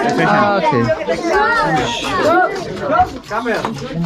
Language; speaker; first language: English; non-native, learner; Polish